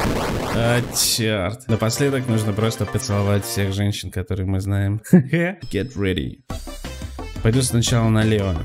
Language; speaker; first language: Russian; native; Russian